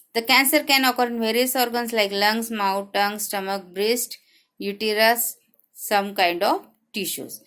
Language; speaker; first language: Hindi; non-native, local second language; Marathi